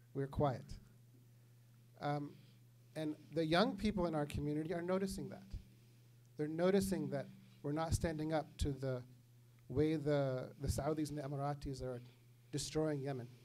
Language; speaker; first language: English; native; English